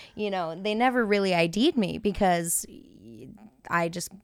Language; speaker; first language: English; native; English